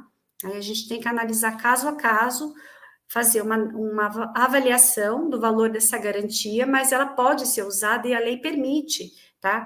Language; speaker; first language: Portuguese; native; Portuguese